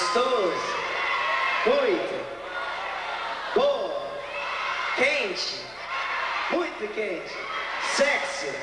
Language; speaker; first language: Portuguese; non-native, learner; English